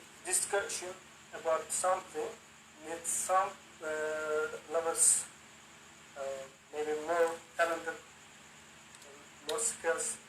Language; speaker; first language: English; non-native, learner; Turkish